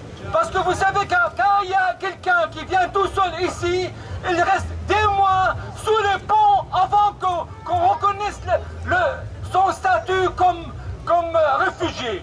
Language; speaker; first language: French; non-native, fluent; Arabic